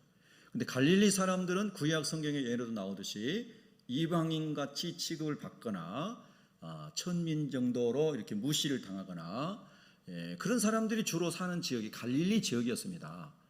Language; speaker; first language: Korean; native; Korean